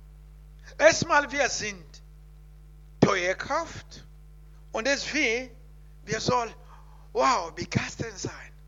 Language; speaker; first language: German; non-native, learner; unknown